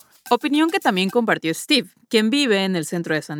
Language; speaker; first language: Spanish; native; Spanish